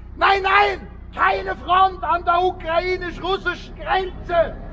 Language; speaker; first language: German; native; German